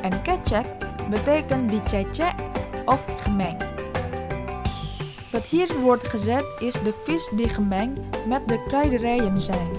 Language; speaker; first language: Dutch; non-native, fluent; Indonesian